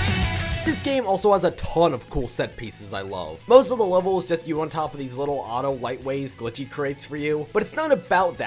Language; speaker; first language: English; native; English